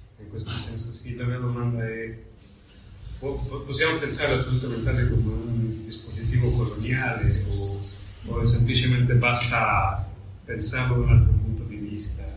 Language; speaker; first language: Italian; non-native, fluent; Spanish